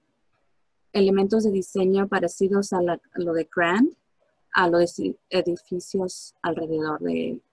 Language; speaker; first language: Spanish; early bilingual, heritage; Spanish